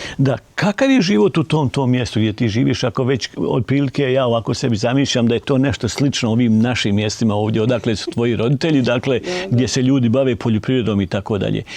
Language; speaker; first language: Bosnian; native; Bosnian